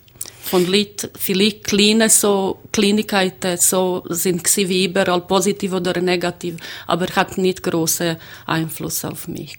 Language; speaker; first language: German; non-native, learner; Croatian